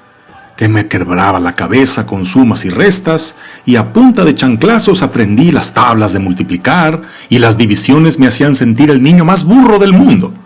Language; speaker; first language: Spanish; native; Spanish